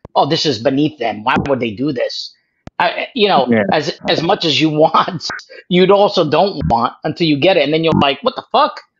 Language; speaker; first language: English; native; English